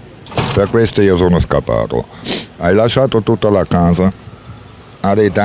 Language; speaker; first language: Italian; non-native, learner; German